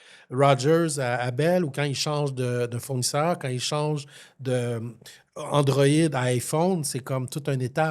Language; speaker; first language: French; native; French